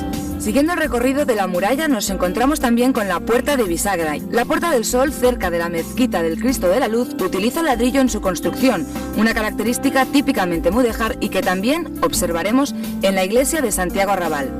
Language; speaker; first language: Spanish; native; Spanish